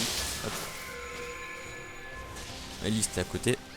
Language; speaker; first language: French; native; French